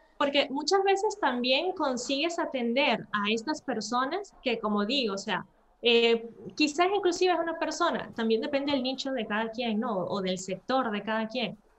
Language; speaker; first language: Spanish; native; Spanish